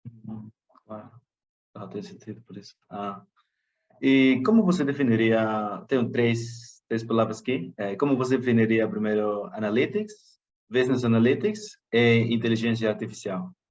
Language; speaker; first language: Portuguese; non-native, fluent; Spanish